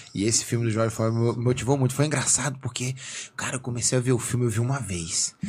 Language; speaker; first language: Portuguese; native; Portuguese